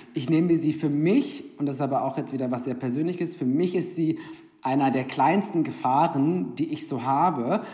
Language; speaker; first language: German; native; German